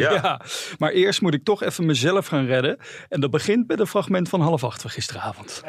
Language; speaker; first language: Dutch; native; Dutch